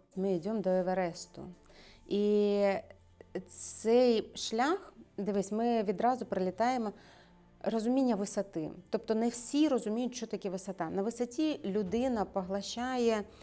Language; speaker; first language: Ukrainian; non-native, local second language; Russian